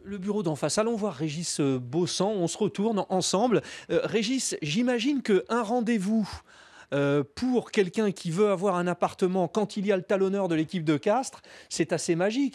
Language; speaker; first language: French; native; French